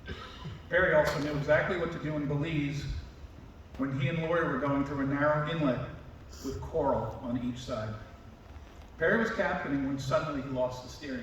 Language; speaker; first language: English; native; English